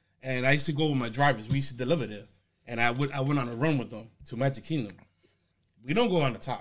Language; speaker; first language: English; early bilingual, other home language; Spanish